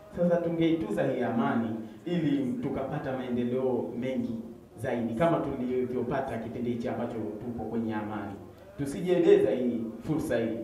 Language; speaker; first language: Swahili; native; Swahili